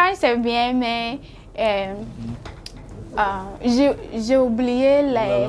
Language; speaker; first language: French; non-native, learner; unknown